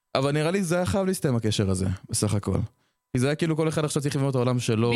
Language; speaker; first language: Hebrew; early bilingual, other home language; French